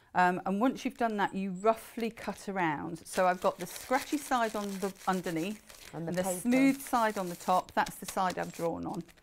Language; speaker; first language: English; native; English